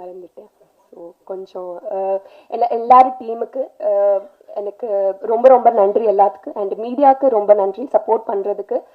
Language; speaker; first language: Tamil; non-native, learner; Telugu